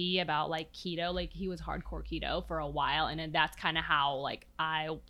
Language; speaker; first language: English; non-native, local second language; Filipino